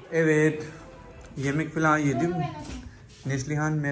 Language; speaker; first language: Turkish; non-native, learner; Urdu